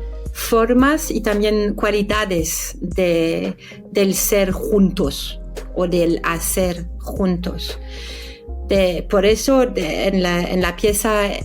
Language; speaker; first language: Spanish; non-native, fluent; French